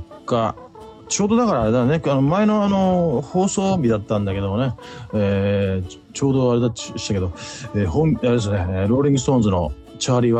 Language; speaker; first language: Japanese; native; Japanese